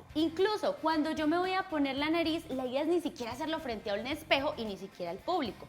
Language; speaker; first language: Spanish; native; Spanish